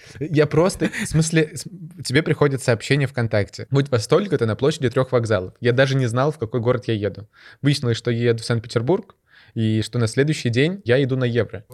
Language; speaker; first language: Russian; native; Russian